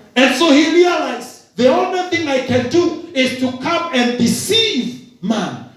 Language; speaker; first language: English; non-native, local second language; Swahili